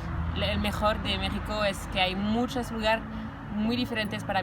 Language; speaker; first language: Spanish; non-native, fluent; French